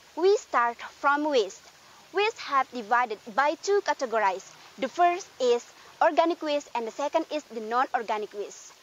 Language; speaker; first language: English; non-native, learner; Indonesian